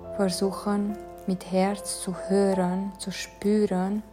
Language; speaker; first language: German; non-native, fluent; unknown